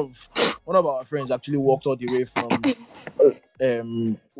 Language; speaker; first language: English; non-native, local second language; Yoruba